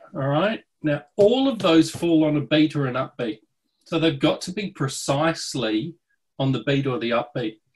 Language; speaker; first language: English; native; English